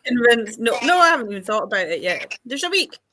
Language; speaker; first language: English; native; English